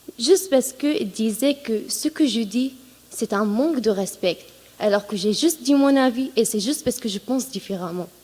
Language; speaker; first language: French; non-native, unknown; Assyrian Neo-Aramaic